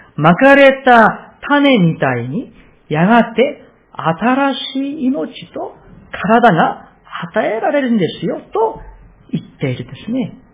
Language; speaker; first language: Japanese; non-native, fluent; Korean